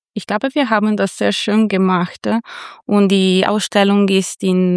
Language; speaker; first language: German; non-native, fluent; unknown